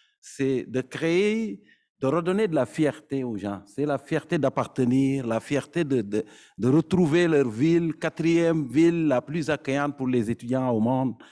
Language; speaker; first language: French; non-native, local second language; Serer